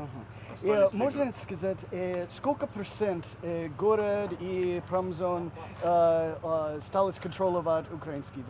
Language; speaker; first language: Russian; non-native, learner; English